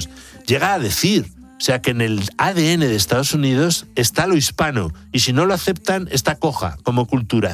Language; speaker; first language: Spanish; native; Spanish